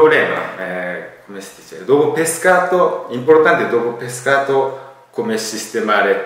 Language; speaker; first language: Italian; non-native, learner; Japanese